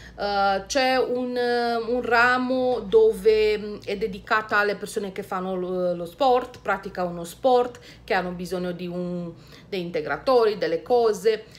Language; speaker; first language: Italian; non-native, fluent; Romanian